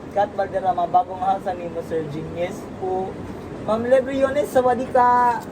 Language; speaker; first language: Filipino; non-native, local second language; Waray